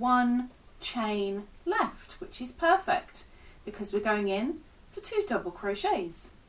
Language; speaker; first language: English; native; English